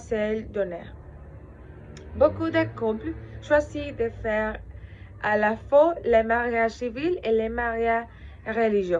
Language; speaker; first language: French; non-native, learner; Spanish